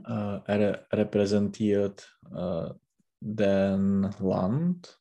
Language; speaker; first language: German; non-native, learner; Czech